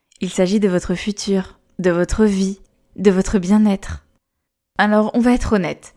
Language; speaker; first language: French; native; French